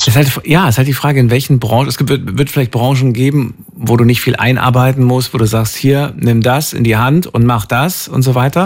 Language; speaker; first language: German; native; German